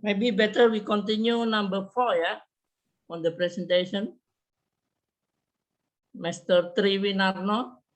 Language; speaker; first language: English; non-native, learner; Indonesian